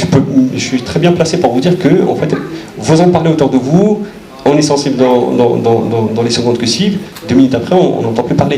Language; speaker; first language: French; native; French